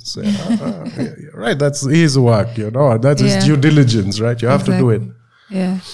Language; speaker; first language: English; non-native, fluent; German